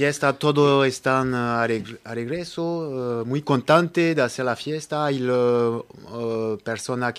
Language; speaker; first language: Spanish; non-native, learner; French